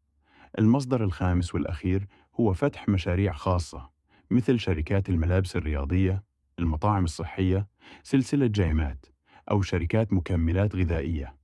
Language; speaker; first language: Arabic; native; Arabic